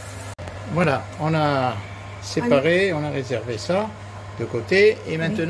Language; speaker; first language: French; native; French